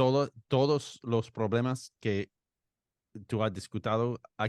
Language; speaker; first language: Spanish; non-native, fluent; English